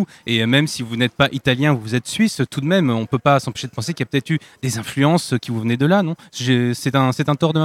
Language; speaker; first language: French; native; French